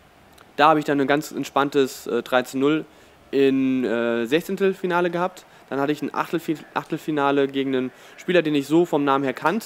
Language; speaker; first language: German; native; German